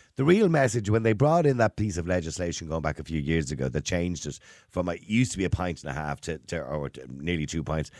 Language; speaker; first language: English; native; English